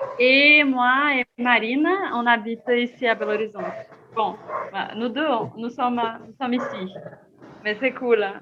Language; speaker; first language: French; non-native, fluent; Portuguese